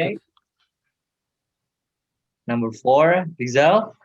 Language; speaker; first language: English; non-native, learner; Indonesian